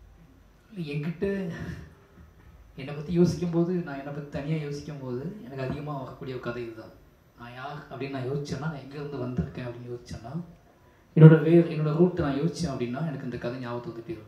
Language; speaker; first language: Tamil; native; Tamil